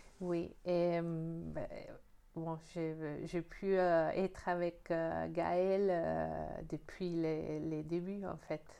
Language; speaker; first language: French; non-native, fluent; Spanish